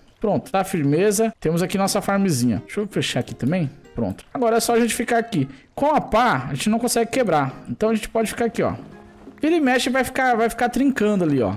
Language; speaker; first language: Portuguese; native; Portuguese